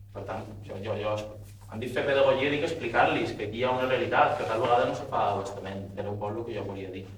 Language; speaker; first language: Catalan; native; Catalan